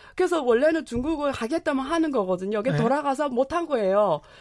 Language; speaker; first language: Korean; early bilingual, heritage; Korean